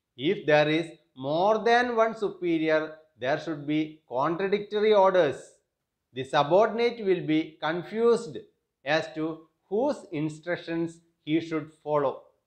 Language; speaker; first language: English; non-native, local second language; Malayalam